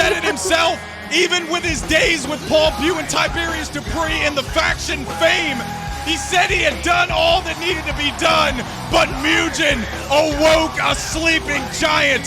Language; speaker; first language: English; native; English